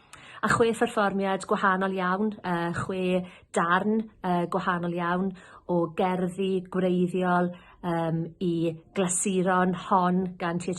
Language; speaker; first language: Welsh; native; Welsh